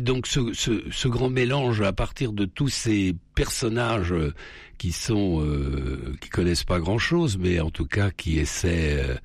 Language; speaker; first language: French; native; French